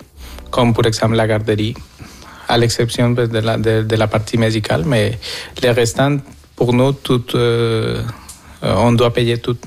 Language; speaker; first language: French; non-native, fluent; Spanish